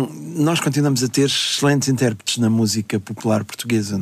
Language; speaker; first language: Portuguese; native; Portuguese